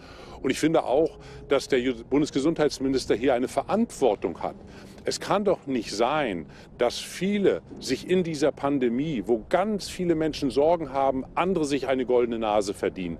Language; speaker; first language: German; native; German